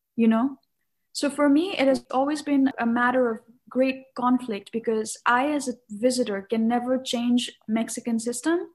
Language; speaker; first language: English; non-native, local second language; Nepali